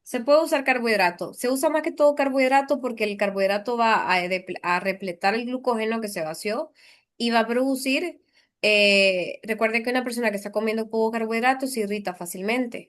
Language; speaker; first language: Spanish; native; Spanish